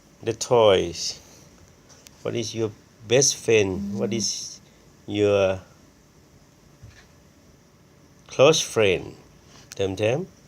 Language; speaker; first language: English; non-native, learner; Thai